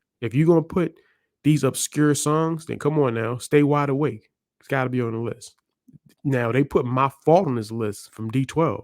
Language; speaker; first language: English; native; English